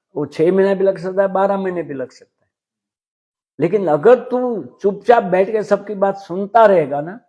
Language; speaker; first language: Hindi; non-native, local second language; Gujarati